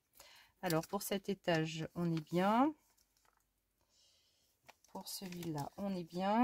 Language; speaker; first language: French; native; French